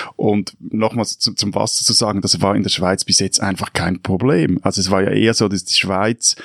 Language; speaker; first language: German; native; German